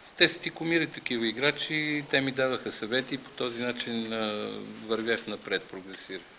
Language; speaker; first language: Bulgarian; native; Bulgarian